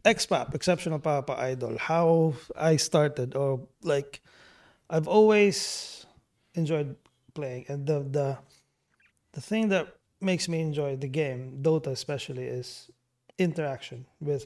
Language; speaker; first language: English; non-native, local second language; Cebuano